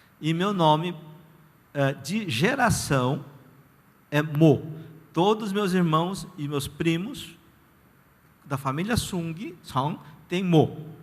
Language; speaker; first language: Portuguese; early bilingual, other home language; Korean